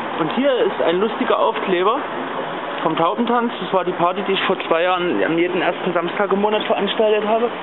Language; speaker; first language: German; native; German